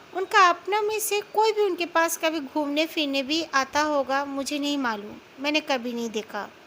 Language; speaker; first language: Hindi; non-native, local second language; Bangla